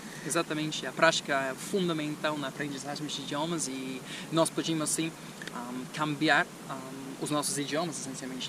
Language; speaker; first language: Portuguese; non-native, fluent; English